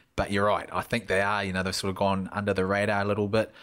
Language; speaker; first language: English; native; English